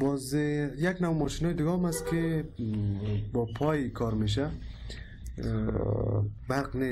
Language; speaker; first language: Persian; native; Persian